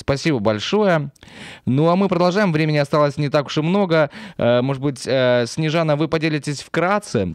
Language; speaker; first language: Russian; native; Russian